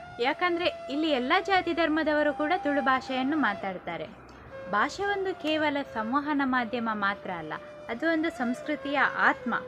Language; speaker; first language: Kannada; non-native, local second language; Tulu